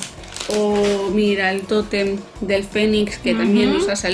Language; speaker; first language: Spanish; native; Spanish